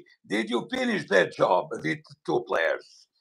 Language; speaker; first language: English; non-native, learner; Bosnian